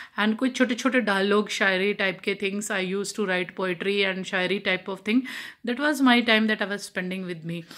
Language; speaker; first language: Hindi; non-native, local second language; Punjabi